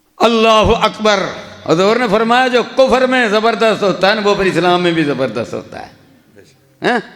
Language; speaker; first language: Urdu; non-native, local second language; Punjabi